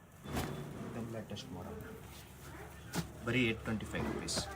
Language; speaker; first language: Kannada; non-native, local second language; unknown